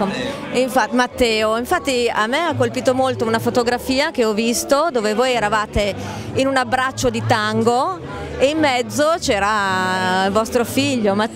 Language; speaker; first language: Italian; native; Italian